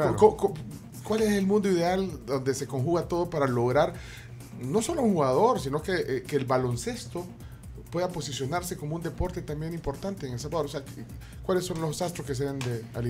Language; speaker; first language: Spanish; native; Spanish